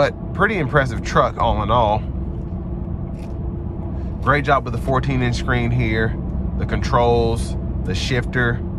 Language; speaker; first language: English; native; English